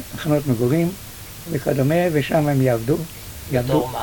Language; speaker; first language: Hebrew; early bilingual, other home language; Yiddish